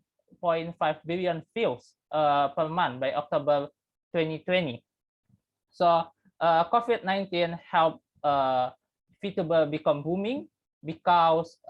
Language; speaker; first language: English; non-native, learner; Indonesian